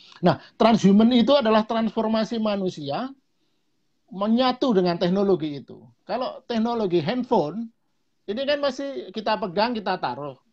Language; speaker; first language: Indonesian; non-native, local second language; Javanese